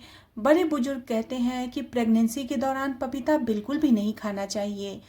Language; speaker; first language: Hindi; native; Hindi